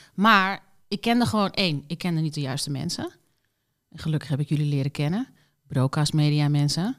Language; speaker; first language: Dutch; native; Dutch